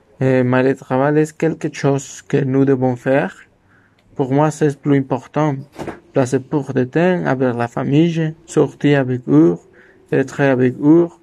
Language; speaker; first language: French; non-native, learner; Spanish